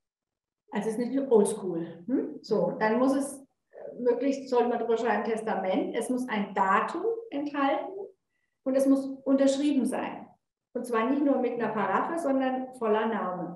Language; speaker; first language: German; native; German